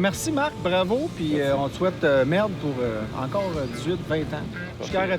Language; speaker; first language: French; native; French